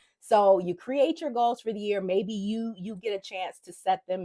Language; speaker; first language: English; native; English